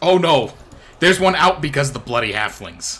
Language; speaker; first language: English; native; English